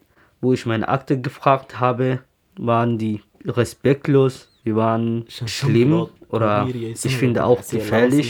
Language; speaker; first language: German; non-native, learner; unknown